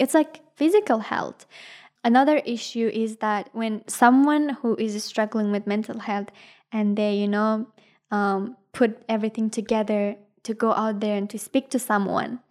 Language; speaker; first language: English; non-native, fluent; Persian